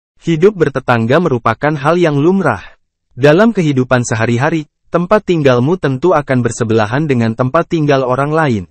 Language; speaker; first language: Indonesian; native; Indonesian